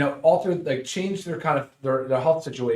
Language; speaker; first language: English; native; English